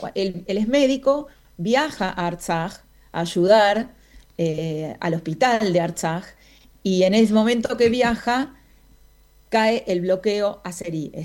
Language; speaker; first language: Spanish; native; Spanish